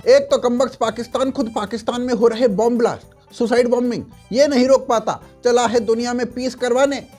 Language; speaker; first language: Hindi; native; Hindi